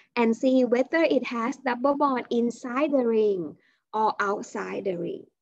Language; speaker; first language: English; non-native, fluent; Thai